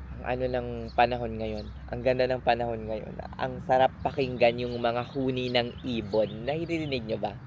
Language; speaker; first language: Filipino; native; Filipino